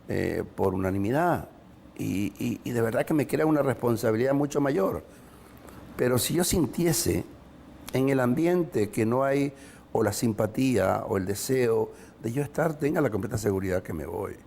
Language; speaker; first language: Spanish; native; Spanish